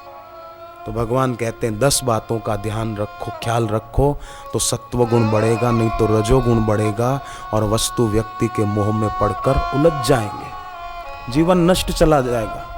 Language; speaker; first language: Hindi; native; Hindi